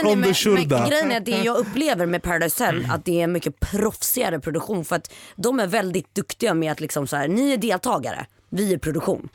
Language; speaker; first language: Swedish; native; Swedish